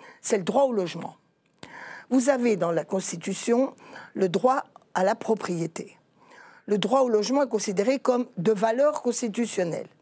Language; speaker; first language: French; native; French